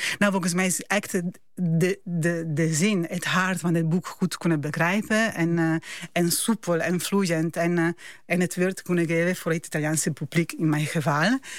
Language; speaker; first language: Dutch; non-native, fluent; Italian